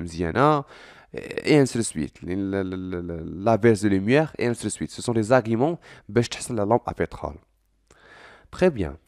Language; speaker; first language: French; non-native, local second language; Arabic